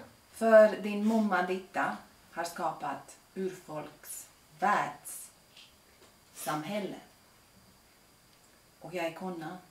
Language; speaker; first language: Swedish; non-native, fluent; Latvian